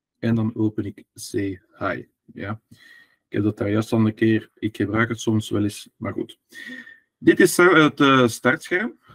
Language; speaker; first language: Dutch; native; Dutch